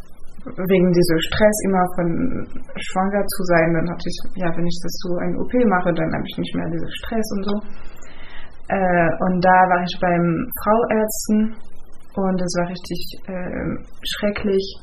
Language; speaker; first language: German; non-native, fluent; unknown